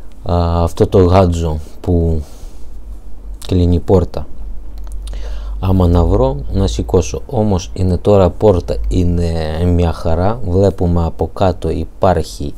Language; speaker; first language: Greek; non-native, learner; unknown